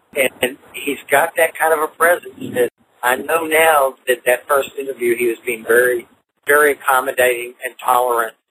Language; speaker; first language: English; native; English